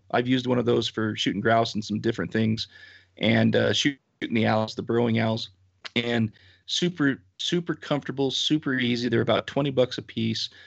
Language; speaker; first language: English; native; English